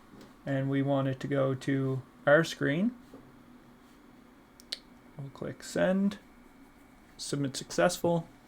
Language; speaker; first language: English; native; English